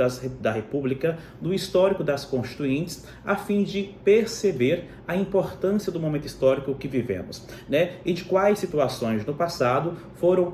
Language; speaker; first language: Portuguese; native; Portuguese